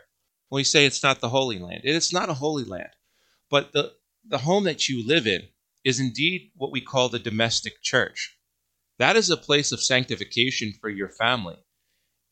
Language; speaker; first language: English; native; English